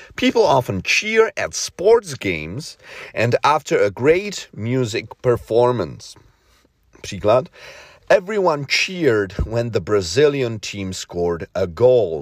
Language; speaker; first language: English; non-native, fluent; Czech